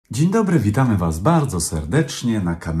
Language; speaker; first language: Polish; native; Polish